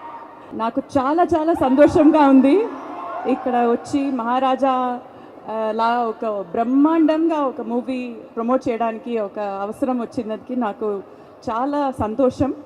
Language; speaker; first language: Telugu; non-native, fluent; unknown